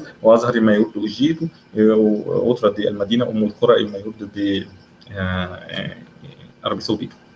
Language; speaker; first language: Portuguese; non-native, fluent; Arabic